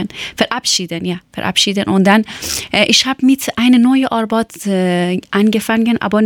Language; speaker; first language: German; non-native, fluent; Persian